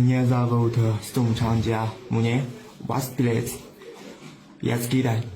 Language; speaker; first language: Russian; non-native, learner; Chinese